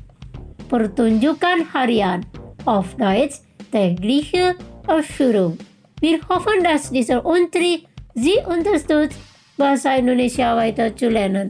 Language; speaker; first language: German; non-native, fluent; Indonesian